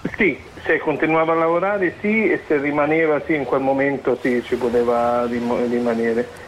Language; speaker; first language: Italian; non-native, fluent; English